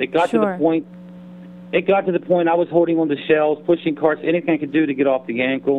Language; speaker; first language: English; native; English